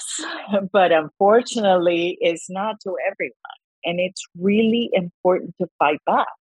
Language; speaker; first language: English; non-native, fluent; Spanish